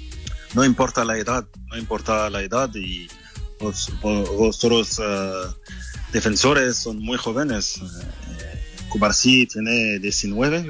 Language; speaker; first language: Spanish; non-native, fluent; French